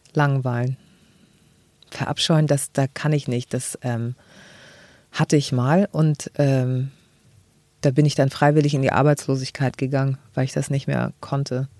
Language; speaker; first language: German; early bilingual, other home language; Greek